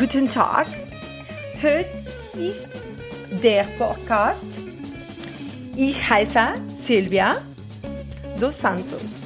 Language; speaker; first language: German; non-native, learner; Portuguese